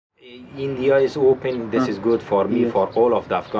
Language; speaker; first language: English; non-native, learner; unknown